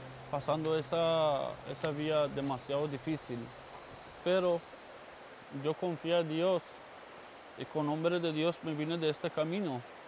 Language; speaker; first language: Spanish; non-native, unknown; Persian